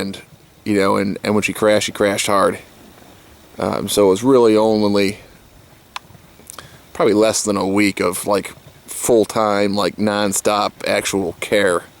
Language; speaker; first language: English; native; English